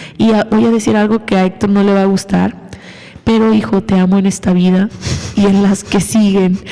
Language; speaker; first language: Spanish; native; Spanish